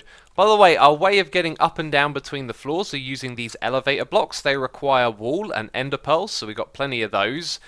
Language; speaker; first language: English; native; English